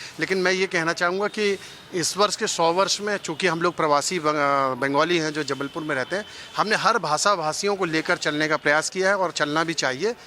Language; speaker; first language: Hindi; non-native, local second language; Bangla